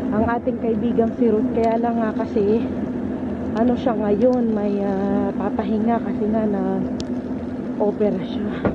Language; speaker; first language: Filipino; non-native, local second language; Pampanga